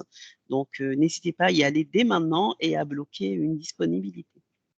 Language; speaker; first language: French; native; French